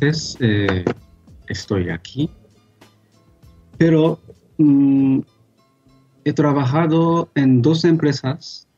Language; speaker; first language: Spanish; non-native, fluent; Japanese